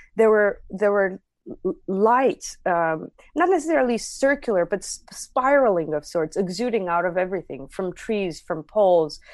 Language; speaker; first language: English; non-native, fluent; Armenian